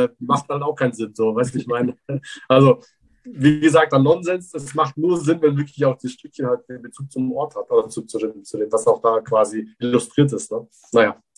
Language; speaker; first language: German; early bilingual, other home language; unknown